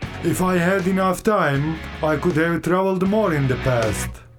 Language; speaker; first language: English; non-native, fluent; Turkish